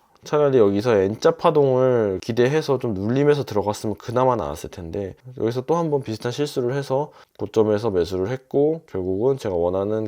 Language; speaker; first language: Korean; native; Korean